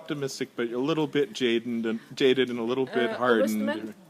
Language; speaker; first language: English; native; English